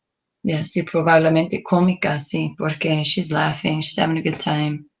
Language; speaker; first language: Spanish; non-native, learner; English